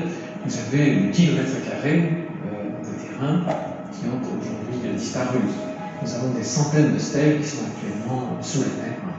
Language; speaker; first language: French; native; French